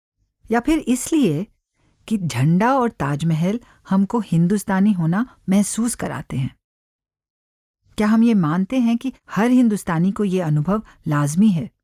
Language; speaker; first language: Hindi; native; Hindi